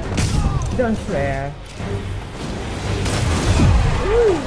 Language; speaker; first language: English; non-native, learner; Indonesian